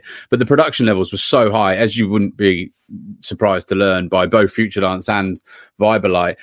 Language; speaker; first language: English; native; English